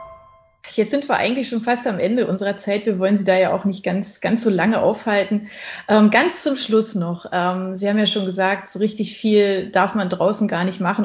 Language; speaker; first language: German; native; German